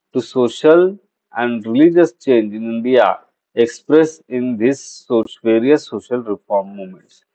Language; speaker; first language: English; non-native, local second language; Marathi